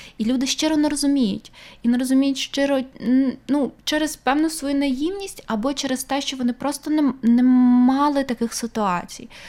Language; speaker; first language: Ukrainian; native; Ukrainian